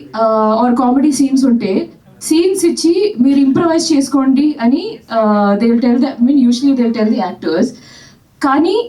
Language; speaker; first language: Telugu; non-native, fluent; Malayalam